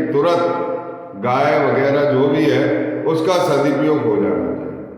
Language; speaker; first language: Hindi; native; Hindi